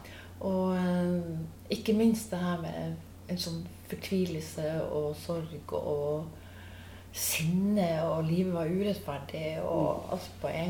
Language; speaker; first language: Norwegian; native; Norwegian